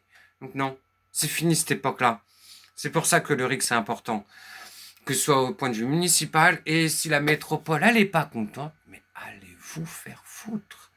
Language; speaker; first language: French; native; French